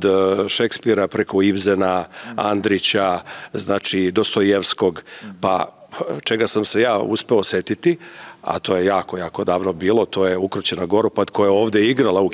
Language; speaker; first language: Serbian; native; Serbian